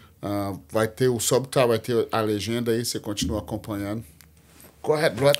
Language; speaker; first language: Portuguese; native; Portuguese